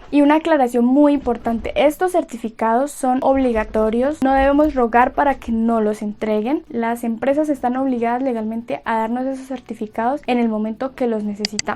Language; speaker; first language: Spanish; native; Spanish